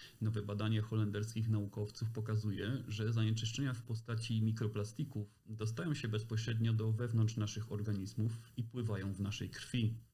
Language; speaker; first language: Polish; native; Polish